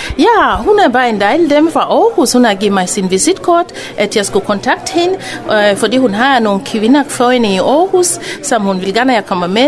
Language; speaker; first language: Danish; non-native, fluent; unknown